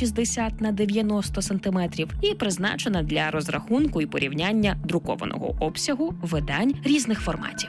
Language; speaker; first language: Ukrainian; native; Ukrainian